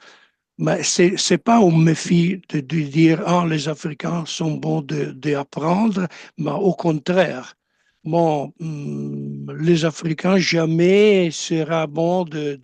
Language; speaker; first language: French; non-native, learner; Italian